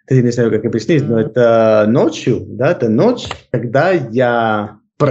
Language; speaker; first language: Russian; non-native, learner; Spanish